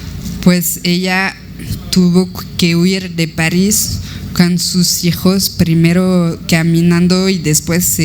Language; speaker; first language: Spanish; non-native, fluent; French